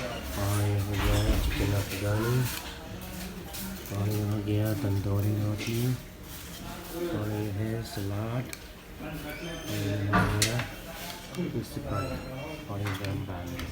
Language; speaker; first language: Hindi; non-native, local second language; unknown